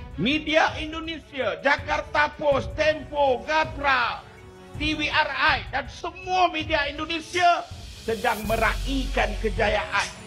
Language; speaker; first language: Malay; native; Malay